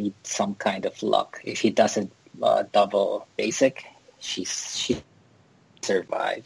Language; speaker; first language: English; non-native, local second language; Filipino